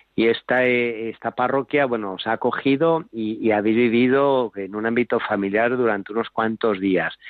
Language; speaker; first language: Spanish; native; Spanish